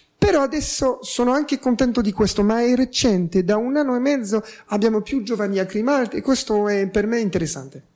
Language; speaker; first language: Italian; non-native, fluent; French